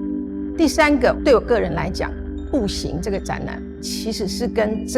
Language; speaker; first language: Chinese; native; Chinese